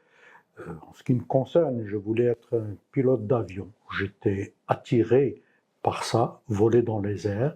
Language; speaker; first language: French; non-native, local second language; Arabic